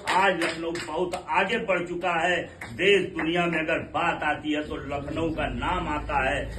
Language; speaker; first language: Hindi; native; Hindi